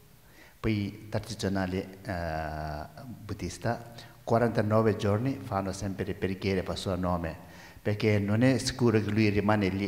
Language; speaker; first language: Italian; non-native, learner; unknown